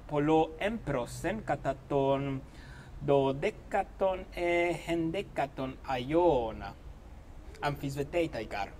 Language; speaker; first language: Greek; non-native, fluent; Spanish